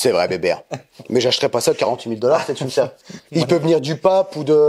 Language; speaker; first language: French; native; French